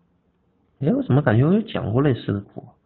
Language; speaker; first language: Chinese; native; Chinese